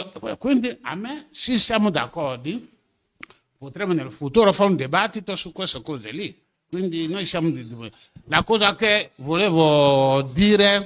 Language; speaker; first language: Italian; non-native, fluent; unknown